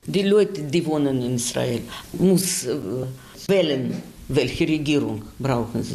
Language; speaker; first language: German; non-native, learner; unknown